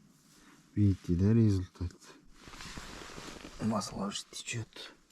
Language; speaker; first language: Russian; non-native, local second language; Kyrgyz